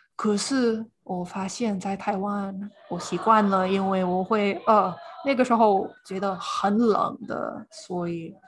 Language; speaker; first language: Chinese; non-native, fluent; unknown